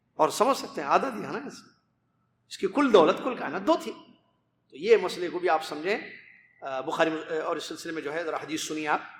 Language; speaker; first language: Urdu; native; Urdu